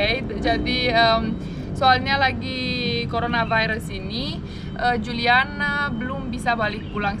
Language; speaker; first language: Indonesian; non-native, fluent; Romanian